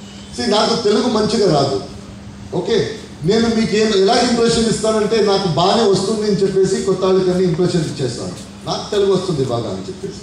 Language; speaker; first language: Telugu; non-native, fluent; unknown